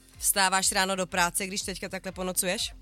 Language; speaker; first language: Czech; native; Czech